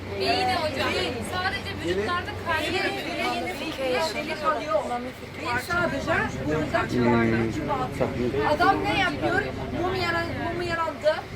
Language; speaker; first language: Turkish; non-native, learner; Arabic